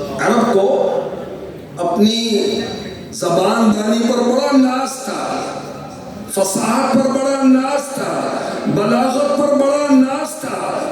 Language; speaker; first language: Urdu; non-native, local second language; Punjabi